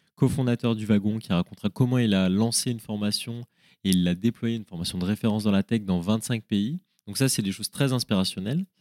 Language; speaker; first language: French; native; French